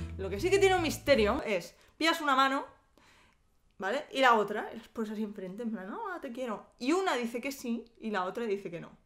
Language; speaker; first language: Spanish; native; Spanish